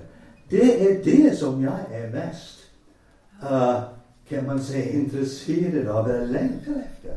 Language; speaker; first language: Swedish; non-native, fluent; English